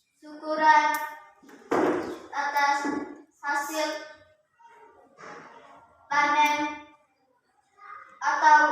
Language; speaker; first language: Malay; non-native, local second language; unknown